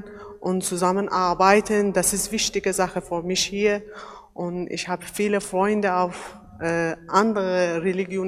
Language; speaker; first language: German; non-native, learner; Persian